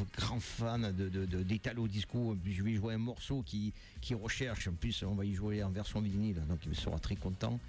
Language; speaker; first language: French; native; French